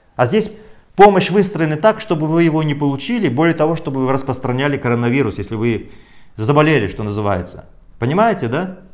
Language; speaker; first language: Russian; non-native, local second language; Kazakh